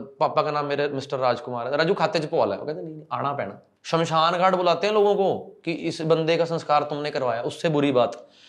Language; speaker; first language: Hindi; non-native, local second language; Punjabi